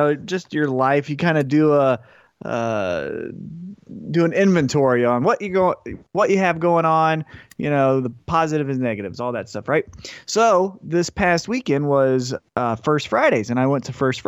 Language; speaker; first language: English; native; English